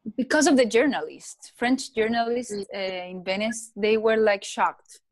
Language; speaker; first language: English; non-native, learner; Spanish